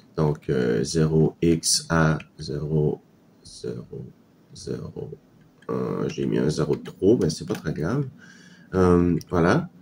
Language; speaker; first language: French; native; French